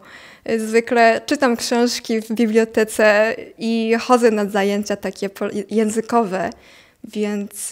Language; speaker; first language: Polish; non-native, fluent; Japanese